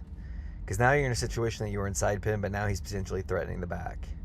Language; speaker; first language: English; native; English